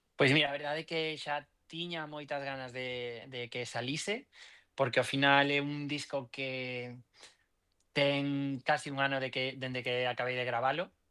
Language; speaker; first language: Galician; non-native, local second language; Spanish